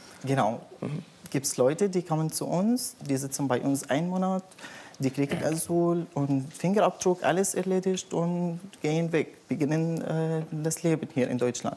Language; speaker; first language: German; non-native, learner; Arabic